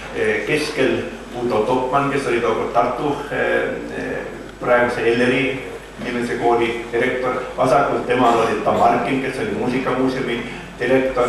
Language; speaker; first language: Estonian; native; Estonian